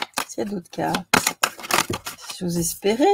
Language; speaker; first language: French; native; French